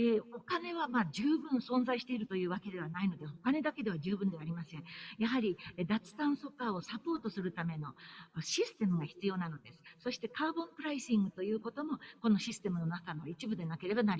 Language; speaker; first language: Japanese; native; Japanese